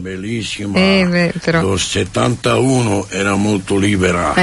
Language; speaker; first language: Italian; non-native, fluent; Romany